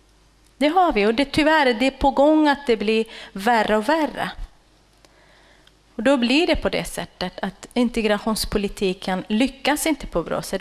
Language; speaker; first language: Swedish; non-native, fluent; Kurdish